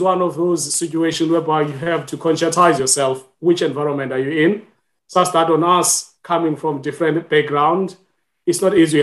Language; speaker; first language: English; non-native, local second language; Xhosa